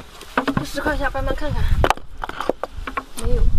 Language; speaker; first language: Chinese; native; Chinese